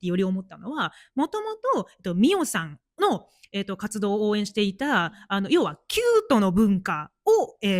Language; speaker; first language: Japanese; native; Japanese